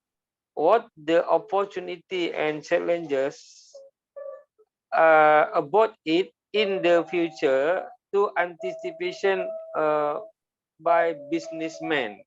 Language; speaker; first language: English; non-native, learner; Malay